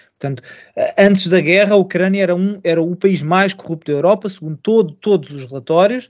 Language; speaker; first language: Portuguese; native; Portuguese